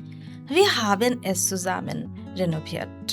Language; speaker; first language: German; non-native, learner; Bangla